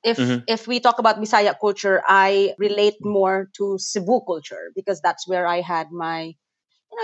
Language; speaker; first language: English; non-native, local second language; Cebuano